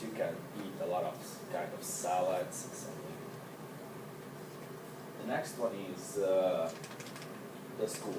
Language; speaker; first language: English; non-native, learner; Hungarian